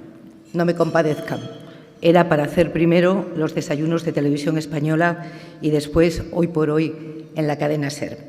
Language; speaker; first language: Spanish; native; Spanish